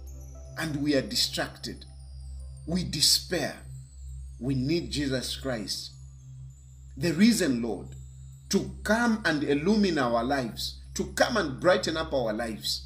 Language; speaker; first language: English; non-native, local second language; Bemba